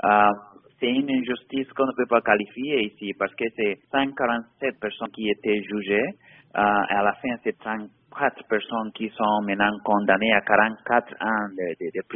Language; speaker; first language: French; non-native, fluent; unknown